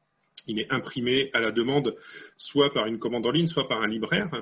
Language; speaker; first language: French; native; French